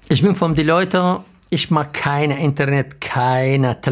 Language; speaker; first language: German; non-native, learner; Arabic